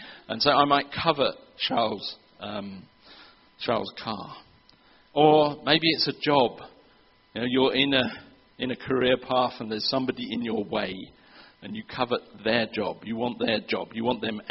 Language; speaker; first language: English; native; English